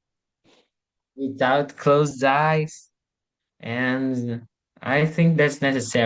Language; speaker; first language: English; non-native, learner; Portuguese